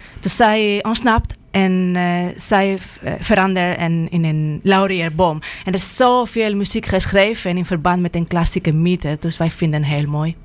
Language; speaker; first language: Dutch; non-native, fluent; Spanish